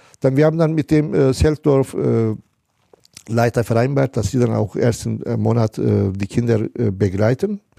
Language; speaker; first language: German; non-native, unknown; Turkish